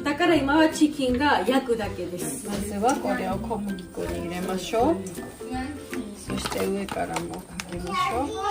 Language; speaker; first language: Japanese; non-native, fluent; Georgian